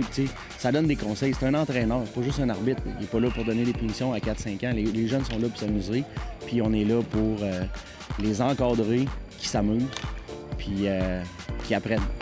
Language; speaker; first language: French; native; French